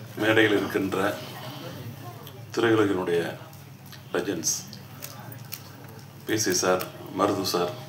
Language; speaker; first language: Tamil; native; Tamil